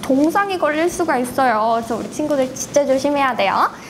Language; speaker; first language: Korean; native; Korean